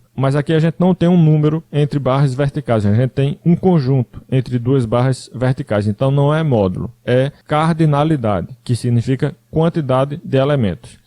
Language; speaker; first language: Portuguese; native; Portuguese